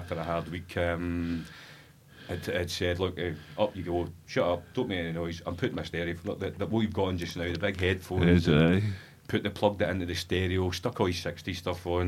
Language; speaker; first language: English; native; English